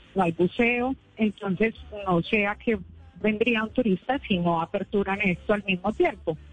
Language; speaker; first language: Spanish; native; Spanish